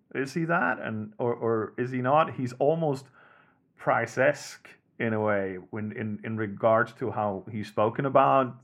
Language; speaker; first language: English; non-native, fluent; Swedish